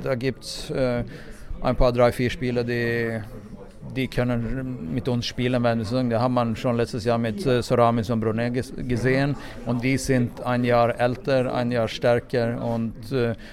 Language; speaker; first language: German; non-native, fluent; Swedish